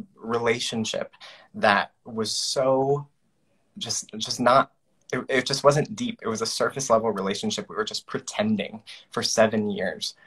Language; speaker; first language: English; native; English